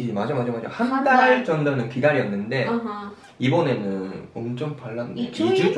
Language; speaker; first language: Korean; non-native, fluent; Japanese